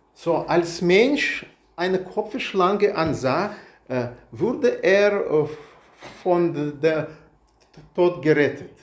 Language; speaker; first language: German; non-native, learner; Russian